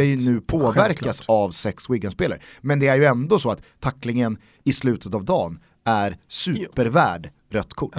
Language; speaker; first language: Swedish; native; Swedish